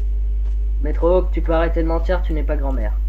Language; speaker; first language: French; native; French